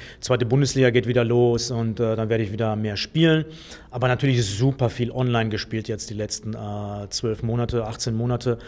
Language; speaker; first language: German; native; German